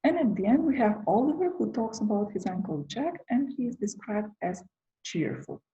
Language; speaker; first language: English; non-native, fluent; Macedonian